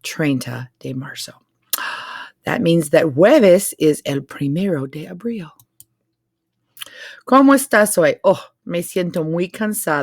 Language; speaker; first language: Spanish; non-native, fluent; English